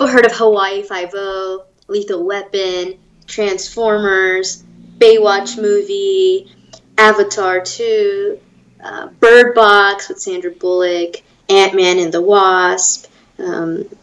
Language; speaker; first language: English; native; English